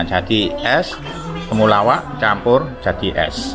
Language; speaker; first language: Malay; non-native, local second language; Javanese